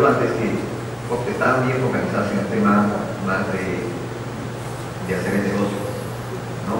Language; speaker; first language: Spanish; native; Spanish